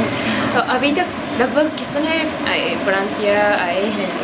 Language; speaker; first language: Hindi; non-native, fluent; Japanese